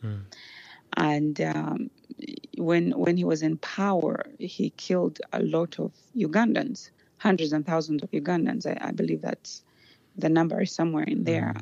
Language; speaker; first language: English; non-native, local second language; Ganda